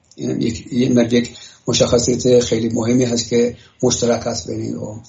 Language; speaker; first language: Persian; native; Persian